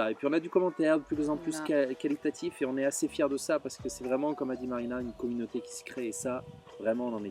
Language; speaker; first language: French; native; French